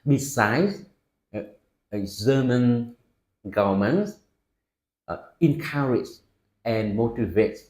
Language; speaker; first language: English; non-native, fluent; Vietnamese